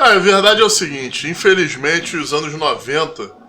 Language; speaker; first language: Portuguese; native; Portuguese